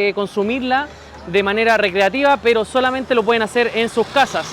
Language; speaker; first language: Spanish; native; Spanish